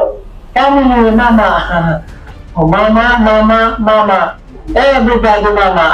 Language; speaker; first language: Filipino; non-native, local second language; Cebuano